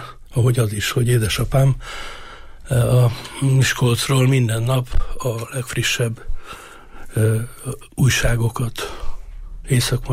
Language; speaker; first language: Hungarian; native; Hungarian